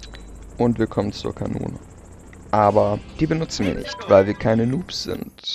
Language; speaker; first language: German; native; German